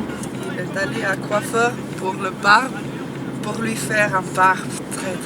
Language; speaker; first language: French; non-native, fluent; Slovenian